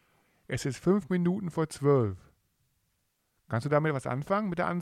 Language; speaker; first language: German; native; German